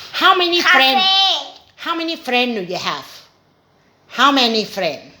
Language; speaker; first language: English; non-native, learner; Thai